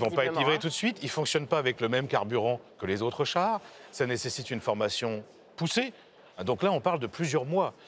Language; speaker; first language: French; native; French